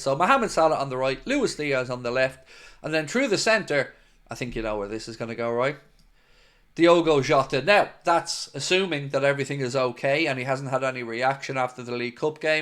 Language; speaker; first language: English; native; English